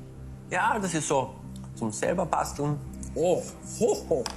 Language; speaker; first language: German; native; German